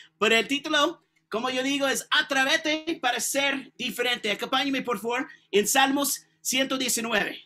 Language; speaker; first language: Spanish; non-native, learner; English